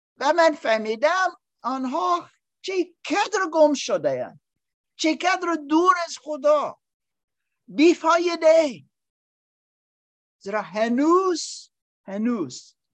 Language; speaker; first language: Persian; non-native, learner; English